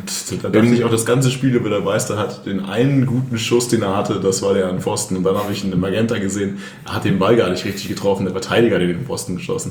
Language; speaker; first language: German; native; German